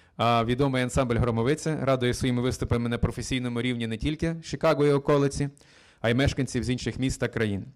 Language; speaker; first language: Ukrainian; native; Ukrainian